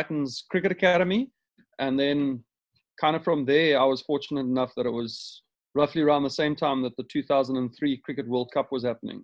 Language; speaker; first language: English; native; English